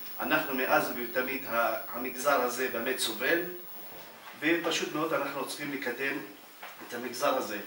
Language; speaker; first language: Hebrew; non-native, local second language; Arabic